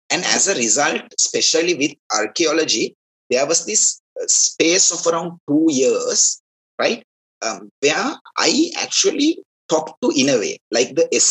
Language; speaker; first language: English; non-native, local second language; Sinhala